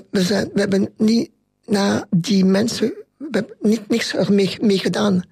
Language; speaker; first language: Dutch; non-native, local second language; French